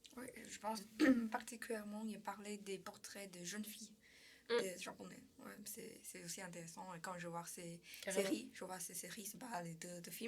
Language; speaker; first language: French; non-native, learner; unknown